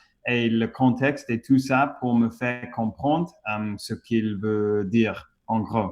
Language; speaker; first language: French; non-native, fluent; English